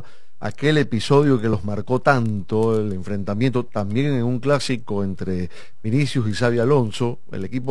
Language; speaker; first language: Spanish; native; Spanish